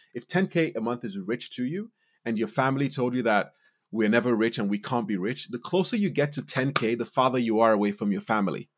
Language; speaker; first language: English; non-native, local second language; Yoruba